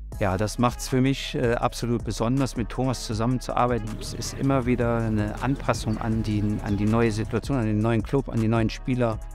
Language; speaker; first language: German; native; German